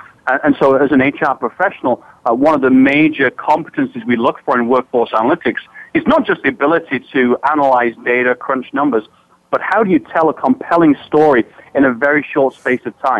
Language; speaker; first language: English; native; English